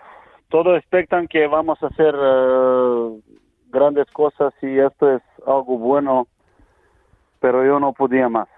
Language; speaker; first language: Spanish; non-native, learner; Serbian